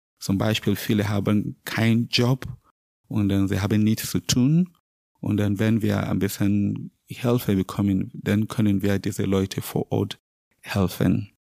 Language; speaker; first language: German; non-native, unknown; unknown